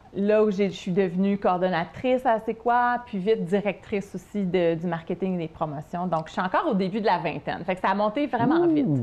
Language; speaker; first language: French; native; French